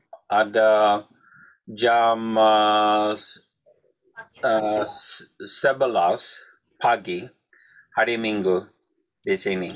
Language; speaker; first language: Indonesian; non-native, learner; English